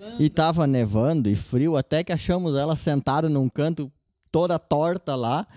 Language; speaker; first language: Portuguese; non-native, local second language; German